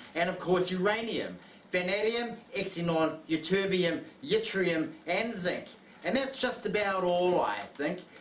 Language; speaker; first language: English; native; English